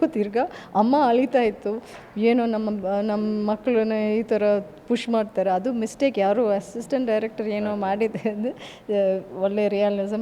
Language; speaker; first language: Kannada; early bilingual, heritage; English